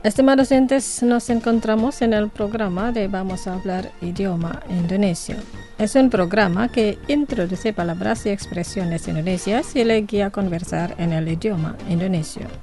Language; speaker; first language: Spanish; non-native, fluent; Indonesian